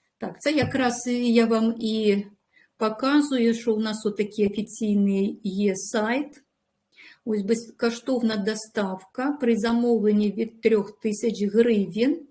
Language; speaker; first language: Ukrainian; non-native, local second language; Russian